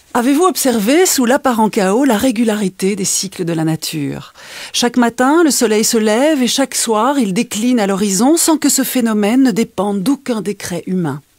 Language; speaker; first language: French; native; French